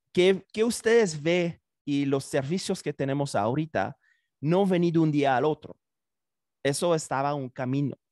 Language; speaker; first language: Spanish; non-native, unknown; French